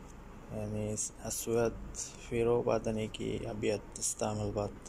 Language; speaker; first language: Arabic; non-native, learner; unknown